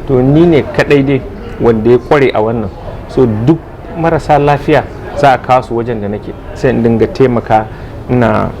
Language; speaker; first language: Hausa; native; Hausa